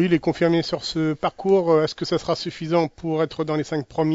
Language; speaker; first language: French; native; French